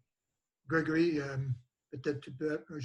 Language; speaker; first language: French; non-native, learner; English